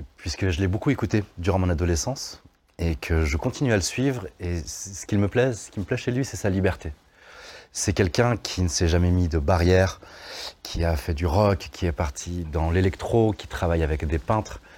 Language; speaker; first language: French; native; French